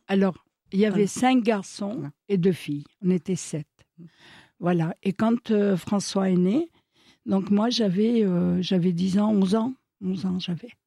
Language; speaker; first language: French; early bilingual, other home language; Italian